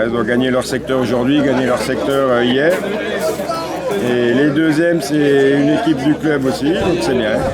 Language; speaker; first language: French; native; French